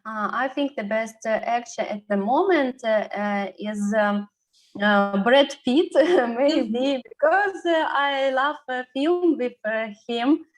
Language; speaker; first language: English; non-native, learner; Russian